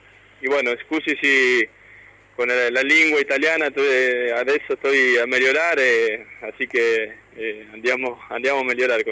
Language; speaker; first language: Italian; non-native, learner; Spanish